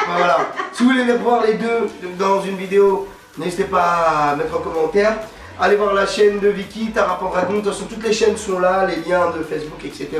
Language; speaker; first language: French; native; French